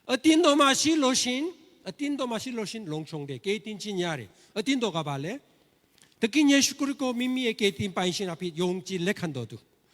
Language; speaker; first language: Burmese; non-native, learner; Korean